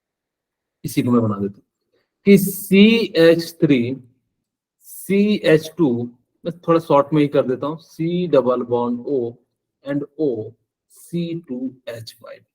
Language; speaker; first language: Hindi; native; Hindi